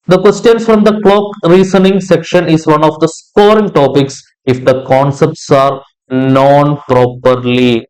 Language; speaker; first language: English; non-native, local second language; Malayalam